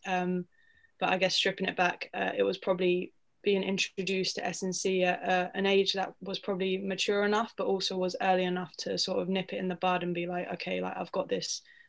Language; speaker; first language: English; native; English